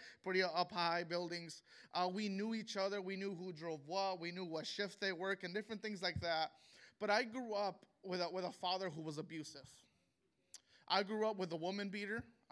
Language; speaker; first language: English; native; English